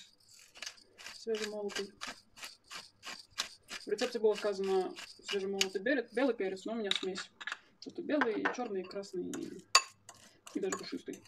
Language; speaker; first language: Russian; native; Russian